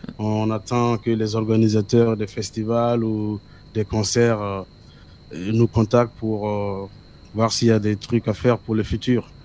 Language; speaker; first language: French; non-native, local second language; Mossi